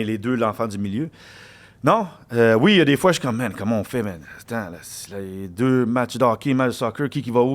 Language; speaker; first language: French; native; French